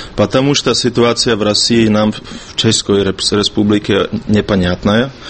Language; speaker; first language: Russian; non-native, fluent; Czech